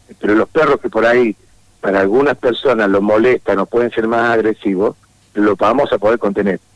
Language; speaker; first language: Spanish; native; Spanish